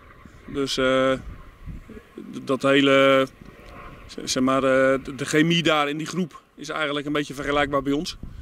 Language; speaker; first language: Dutch; native; Dutch